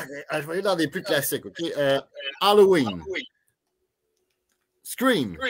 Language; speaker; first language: French; native; French